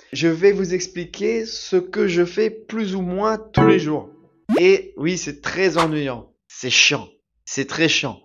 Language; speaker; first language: French; native; French